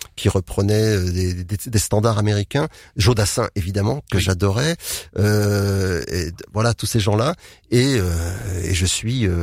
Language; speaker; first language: French; native; French